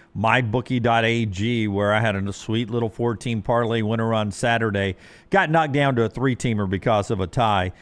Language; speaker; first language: English; native; English